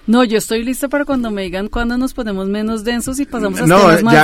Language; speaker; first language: Spanish; native; Spanish